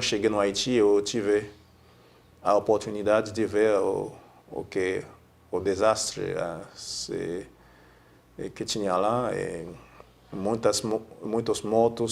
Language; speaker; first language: Portuguese; non-native, fluent; Haitian Creole